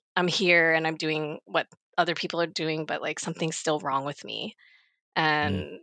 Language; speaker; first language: English; native; English